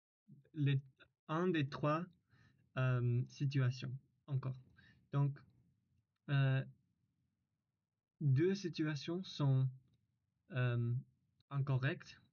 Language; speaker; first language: French; non-native, learner; English